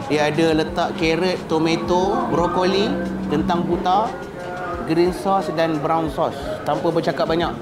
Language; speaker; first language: Malay; native; Malay